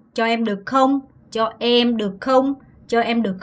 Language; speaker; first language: Vietnamese; non-native, fluent; Korean